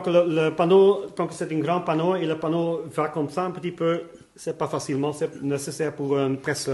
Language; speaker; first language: French; non-native, local second language; Dutch